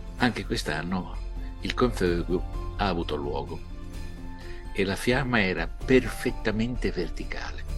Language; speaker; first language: Italian; non-native, fluent; French